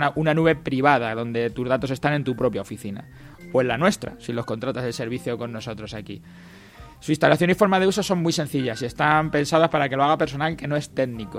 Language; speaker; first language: Spanish; native; Spanish